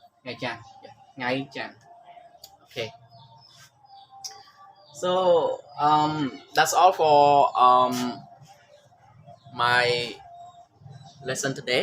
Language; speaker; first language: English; non-native, learner; Khmer